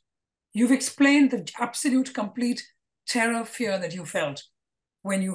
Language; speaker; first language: English; non-native, local second language; Malayalam